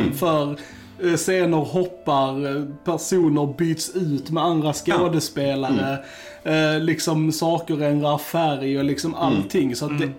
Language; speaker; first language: Swedish; native; Swedish